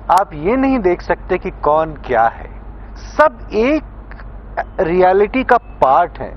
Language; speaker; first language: Urdu; native; Urdu